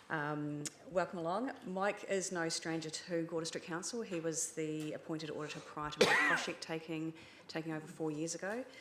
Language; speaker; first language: English; native; English